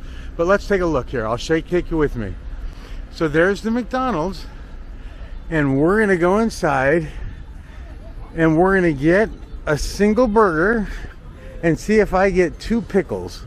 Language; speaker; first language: English; native; English